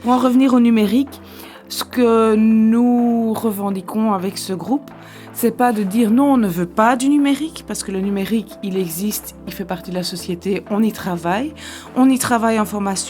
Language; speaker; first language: French; native; French